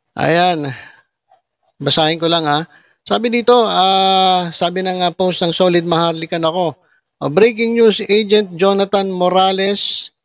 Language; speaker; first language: Filipino; native; Filipino